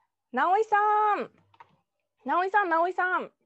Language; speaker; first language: Japanese; native; Japanese